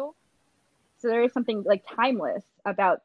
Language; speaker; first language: English; native; English